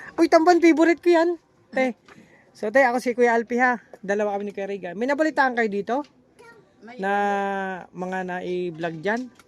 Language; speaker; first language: Filipino; non-native, local second language; Bikol